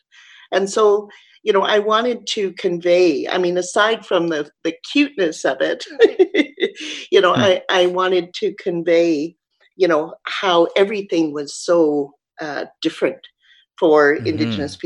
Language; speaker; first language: English; native; English